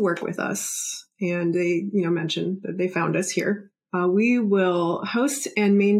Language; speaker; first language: English; native; English